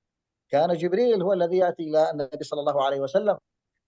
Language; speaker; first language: Arabic; native; Arabic